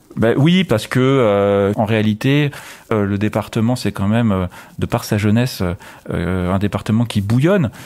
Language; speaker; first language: French; native; French